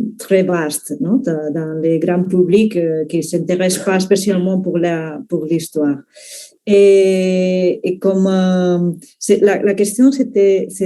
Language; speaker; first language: French; non-native, fluent; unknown